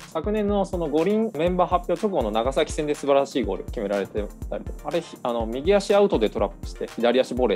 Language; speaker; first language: Japanese; native; Japanese